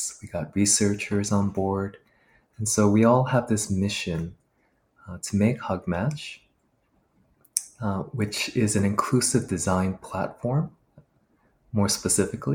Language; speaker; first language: English; native; English